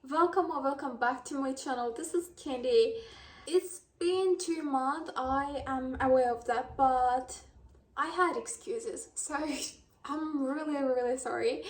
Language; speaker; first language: English; non-native, fluent; Azerbaijani